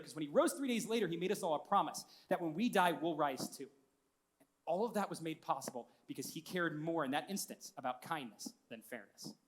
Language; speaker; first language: English; native; English